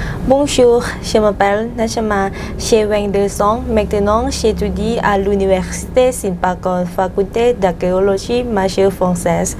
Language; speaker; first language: French; non-native, learner; Thai